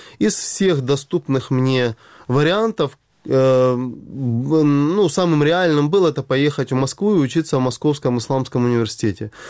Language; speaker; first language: Russian; native; Russian